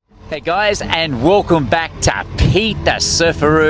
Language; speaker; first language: English; native; English